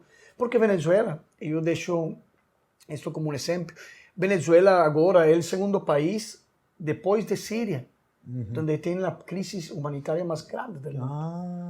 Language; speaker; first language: Portuguese; non-native, learner; Spanish